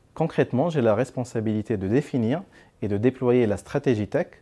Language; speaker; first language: French; non-native, local second language; Arabic